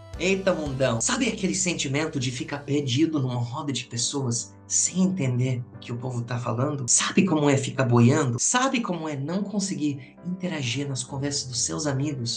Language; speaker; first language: Portuguese; non-native, fluent; English